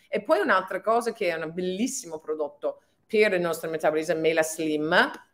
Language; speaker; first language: Italian; non-native, fluent; English